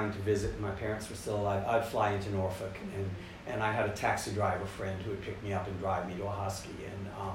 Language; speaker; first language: English; native; English